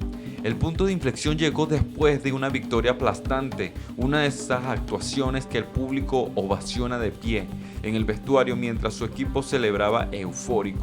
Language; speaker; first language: Spanish; native; Spanish